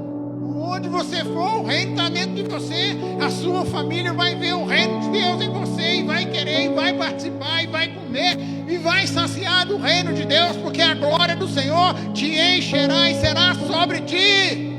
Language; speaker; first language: Portuguese; native; Portuguese